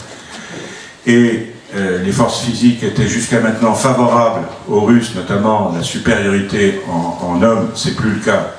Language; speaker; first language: French; native; French